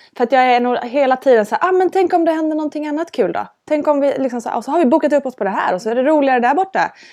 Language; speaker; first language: Swedish; native; Swedish